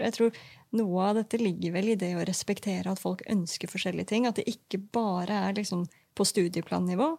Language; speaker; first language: Norwegian; native; Norwegian